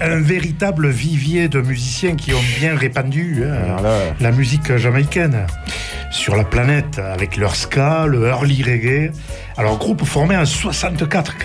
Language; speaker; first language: French; native; French